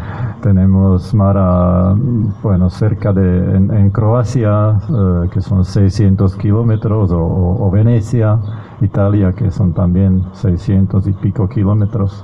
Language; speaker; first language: Spanish; non-native, fluent; Slovak